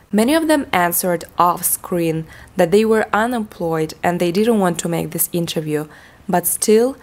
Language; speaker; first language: English; non-native, fluent; Russian